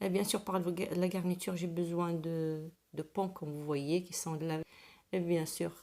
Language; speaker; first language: French; non-native, local second language; Arabic